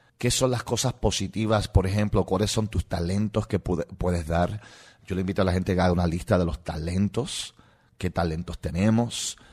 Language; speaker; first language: Spanish; non-native, local second language; English